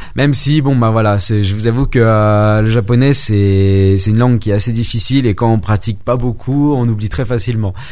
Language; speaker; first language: French; early bilingual, other home language; Vietnamese